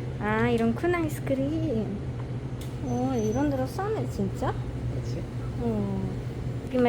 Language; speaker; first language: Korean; non-native, learner; Polish